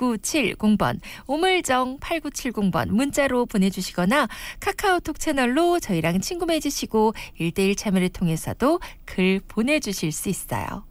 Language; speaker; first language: Korean; native; Korean